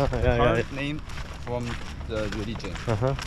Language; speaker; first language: English; non-native, learner; Chinese